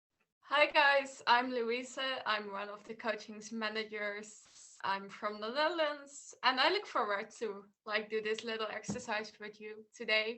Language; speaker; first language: English; non-native, fluent; Dutch